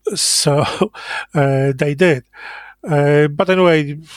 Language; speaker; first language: English; non-native, fluent; Polish